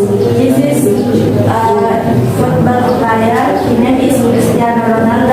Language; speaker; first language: English; non-native, learner; Indonesian